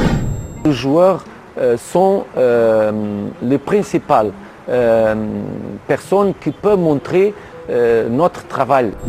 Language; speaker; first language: French; non-native, learner; Portuguese